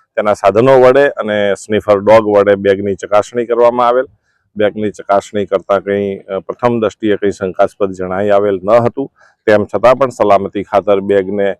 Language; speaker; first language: Gujarati; native; Gujarati